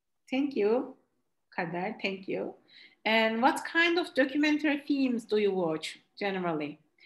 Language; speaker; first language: English; non-native, fluent; Turkish